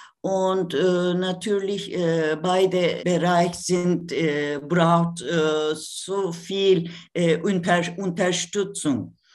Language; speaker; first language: German; non-native, learner; Turkish